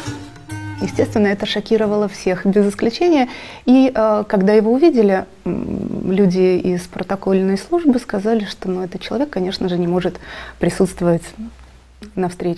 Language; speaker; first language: Russian; native; Russian